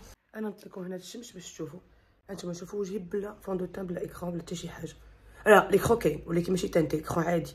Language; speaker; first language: Arabic; native; Arabic